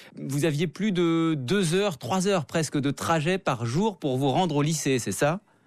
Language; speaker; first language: French; native; French